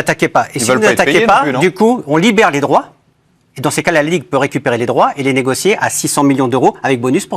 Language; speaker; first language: French; native; French